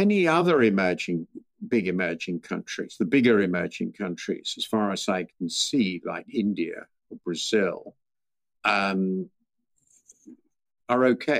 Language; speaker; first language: English; native; English